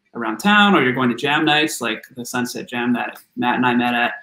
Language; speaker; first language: English; native; English